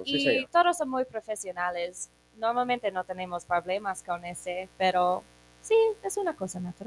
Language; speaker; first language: Spanish; non-native, learner; English